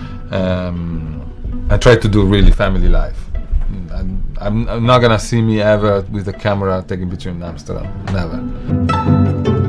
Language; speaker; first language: English; non-native, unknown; Italian